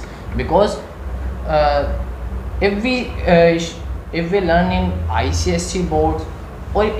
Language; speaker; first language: English; non-native, learner; Hindi